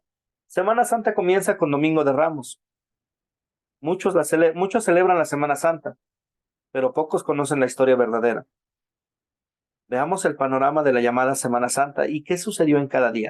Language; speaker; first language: Spanish; native; Spanish